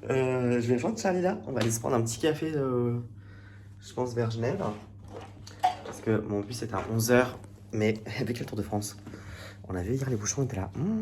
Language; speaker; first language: French; native; French